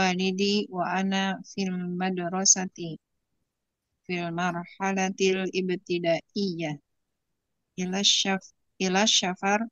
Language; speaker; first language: Arabic; non-native, learner; Indonesian